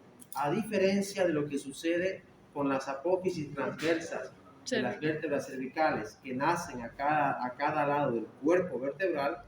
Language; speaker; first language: Spanish; native; Spanish